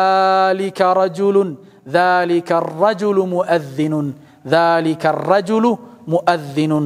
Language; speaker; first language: Arabic; non-native, fluent; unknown